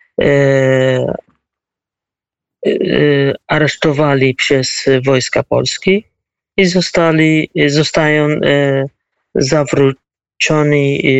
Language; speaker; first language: Polish; non-native, learner; Kurdish